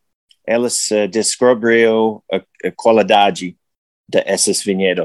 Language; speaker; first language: Portuguese; non-native, learner; English